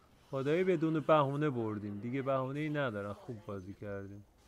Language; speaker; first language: Persian; non-native, local second language; Azerbaijani